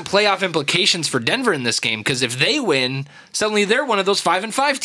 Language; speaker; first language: English; native; English